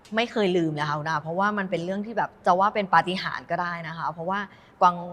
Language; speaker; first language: Thai; native; Thai